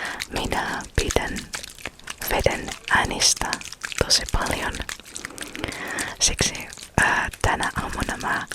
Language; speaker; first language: Finnish; non-native, fluent; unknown